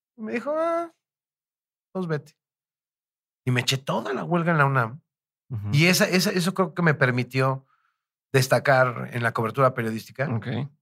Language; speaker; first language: Spanish; native; Spanish